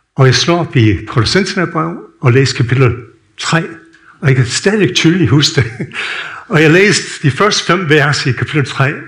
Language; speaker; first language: Danish; non-native, fluent; English